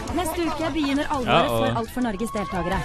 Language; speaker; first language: Norwegian; native; Norwegian